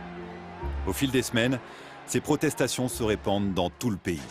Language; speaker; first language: French; native; French